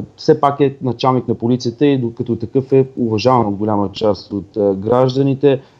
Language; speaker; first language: Bulgarian; native; Bulgarian